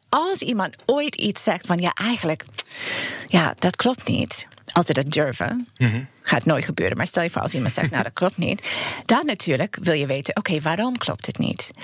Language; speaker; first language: Dutch; non-native, fluent; English